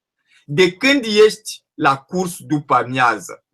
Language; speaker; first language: Romanian; non-native, learner; French